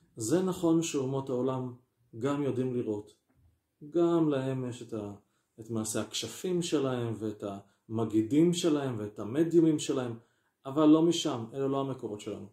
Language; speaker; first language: Hebrew; native; Hebrew